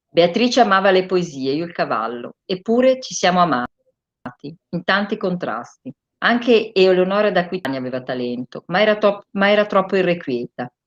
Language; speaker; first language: Italian; native; Italian